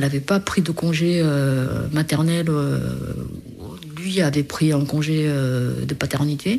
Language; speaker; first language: French; early bilingual, other home language; Korean